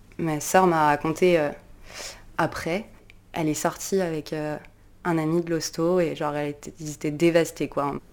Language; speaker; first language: French; native; French